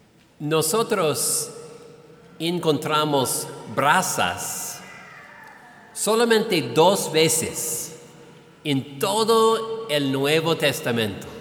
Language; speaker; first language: Spanish; non-native, fluent; English